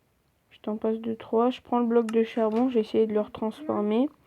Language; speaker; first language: French; native; French